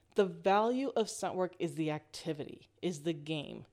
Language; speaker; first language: English; native; English